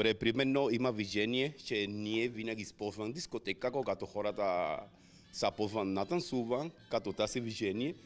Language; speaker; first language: Bulgarian; non-native, learner; Spanish